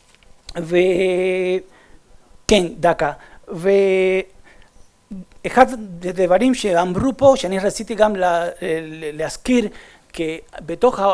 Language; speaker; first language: Hebrew; non-native, fluent; Spanish